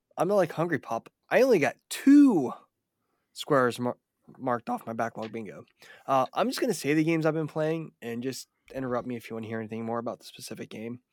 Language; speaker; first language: English; native; English